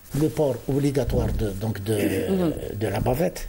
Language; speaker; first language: French; non-native, local second language; Arabic